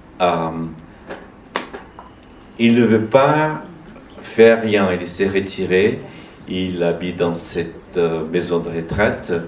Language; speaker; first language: French; non-native, fluent; Portuguese